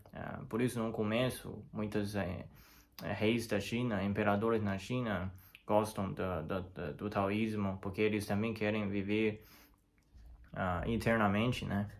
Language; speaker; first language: Portuguese; non-native, learner; Chinese